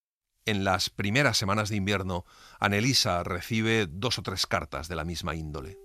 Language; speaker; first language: Spanish; native; Spanish